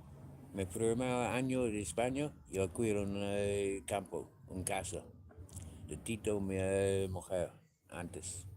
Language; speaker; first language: Spanish; non-native, learner; English